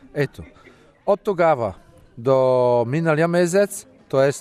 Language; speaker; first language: Bulgarian; non-native, fluent; Italian